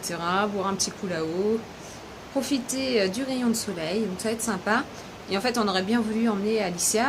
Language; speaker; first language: French; native; French